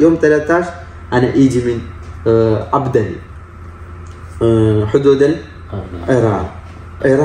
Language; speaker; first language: Arabic; non-native, learner; Malayalam